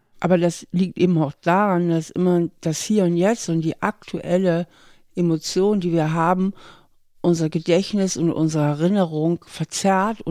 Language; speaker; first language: German; native; German